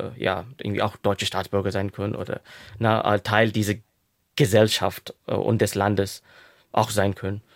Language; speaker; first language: German; non-native, fluent; Urdu